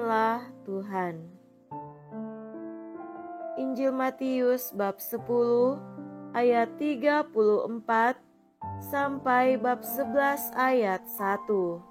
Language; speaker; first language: Indonesian; native; Indonesian